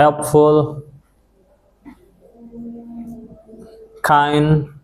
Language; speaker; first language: English; non-native, fluent; Indonesian